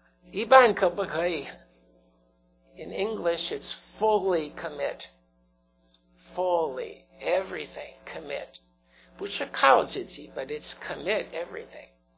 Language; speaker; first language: English; native; English